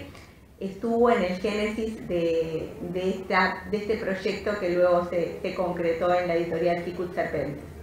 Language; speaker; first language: Spanish; native; Spanish